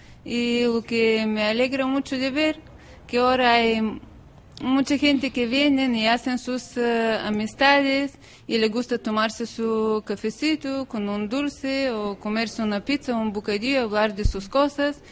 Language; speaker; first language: Spanish; non-native, fluent; Bulgarian